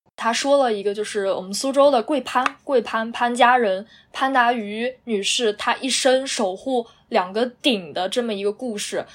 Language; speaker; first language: Chinese; native; Chinese